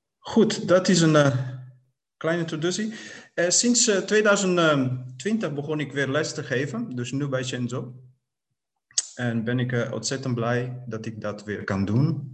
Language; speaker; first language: Dutch; non-native, fluent; Portuguese